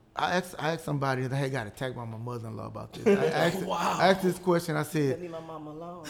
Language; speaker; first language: English; native; English